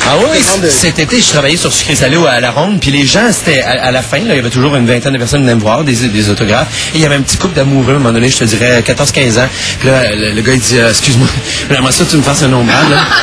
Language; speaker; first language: French; native; French